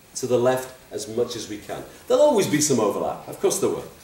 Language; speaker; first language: English; native; English